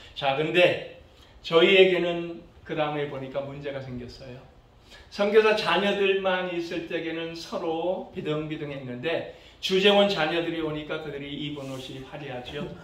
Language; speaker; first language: Korean; early bilingual, other home language; English